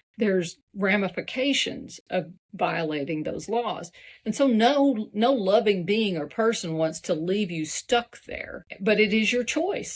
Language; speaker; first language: English; native; English